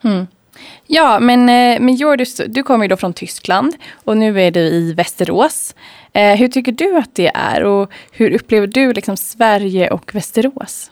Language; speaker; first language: Swedish; native; Swedish